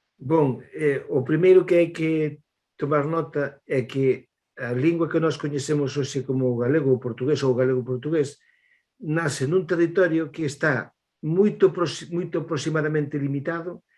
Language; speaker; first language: Galician; native; Galician